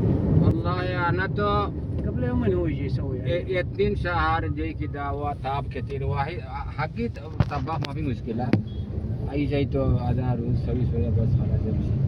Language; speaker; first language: Arabic; non-native, learner; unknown